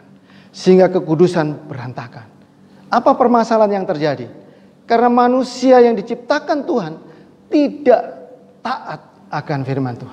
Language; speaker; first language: Indonesian; native; Indonesian